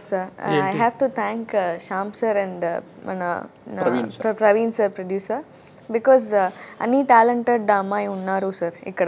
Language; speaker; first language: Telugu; non-native, learner; Tamil